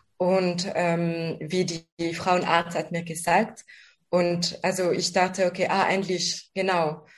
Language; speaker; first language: German; non-native, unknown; French